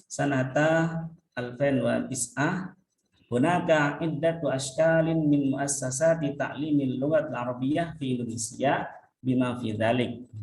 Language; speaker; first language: Arabic; non-native, fluent; Indonesian